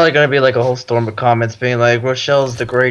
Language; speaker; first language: English; native; English